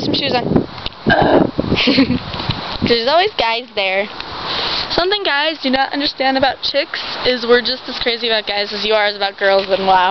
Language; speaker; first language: English; native; English